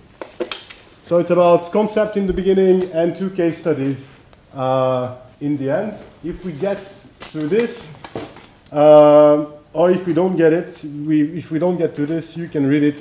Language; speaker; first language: English; non-native, fluent; French